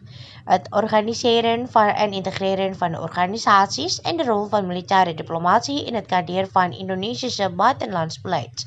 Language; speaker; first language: Dutch; non-native, fluent; Indonesian